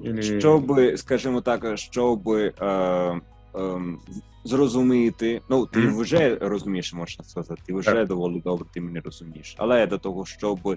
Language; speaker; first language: Ukrainian; non-native, fluent; Italian